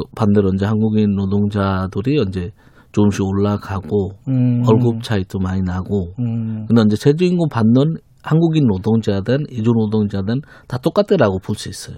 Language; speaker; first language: Korean; non-native, fluent; Bangla